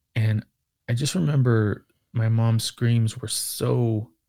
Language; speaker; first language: English; native; English